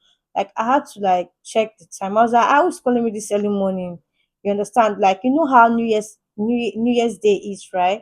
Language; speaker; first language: English; native; English